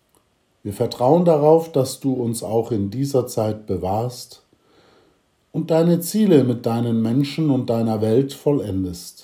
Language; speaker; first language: German; native; German